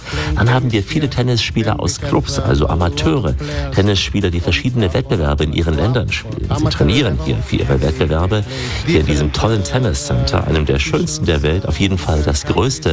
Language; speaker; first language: German; native; German